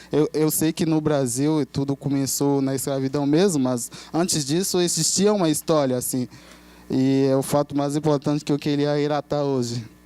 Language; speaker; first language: Portuguese; non-native, fluent; Haitian Creole